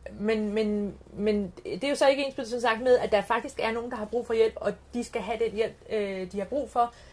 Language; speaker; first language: Danish; early bilingual, other home language; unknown